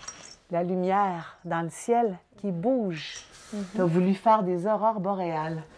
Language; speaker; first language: French; native; French